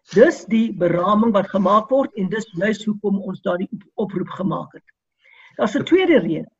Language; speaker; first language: Afrikaans; non-native, local second language; English